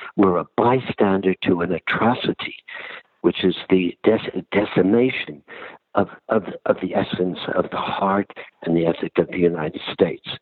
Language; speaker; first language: English; early bilingual, other home language; Ukrainian